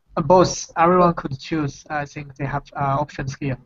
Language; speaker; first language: English; non-native, fluent; Chinese